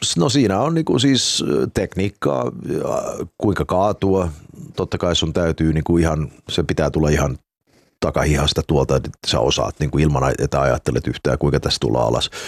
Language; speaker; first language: Finnish; early bilingual, heritage; Finnish